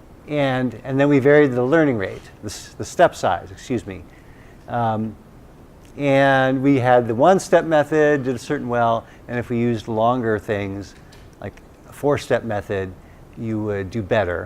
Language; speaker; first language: English; native; English